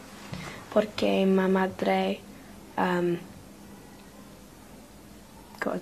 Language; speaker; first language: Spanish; non-native, learner; English